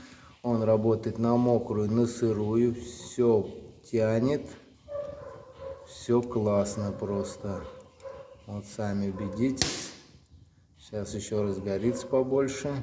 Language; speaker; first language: Russian; native; Russian